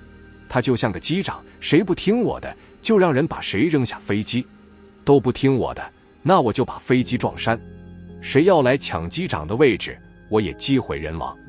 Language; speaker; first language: Chinese; native; Chinese